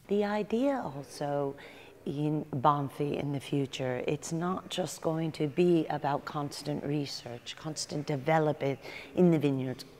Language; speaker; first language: English; native; English